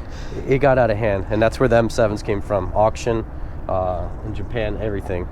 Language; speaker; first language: English; native; English